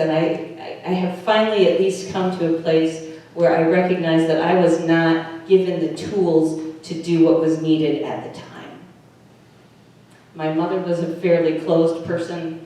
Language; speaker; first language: English; native; English